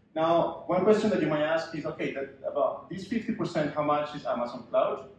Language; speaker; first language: English; non-native, fluent; Spanish